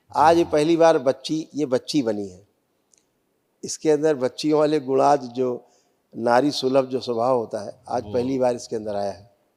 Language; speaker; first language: Hindi; native; Hindi